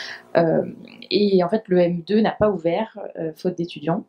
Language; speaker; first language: French; native; French